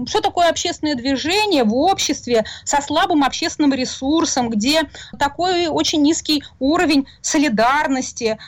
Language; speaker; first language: Russian; native; Russian